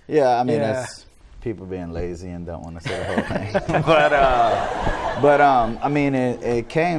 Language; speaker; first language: English; native; English